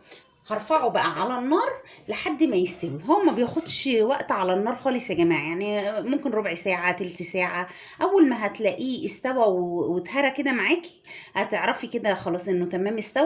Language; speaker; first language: Arabic; native; Arabic